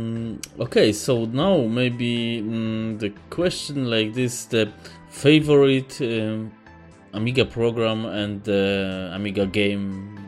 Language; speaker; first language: English; non-native, fluent; Polish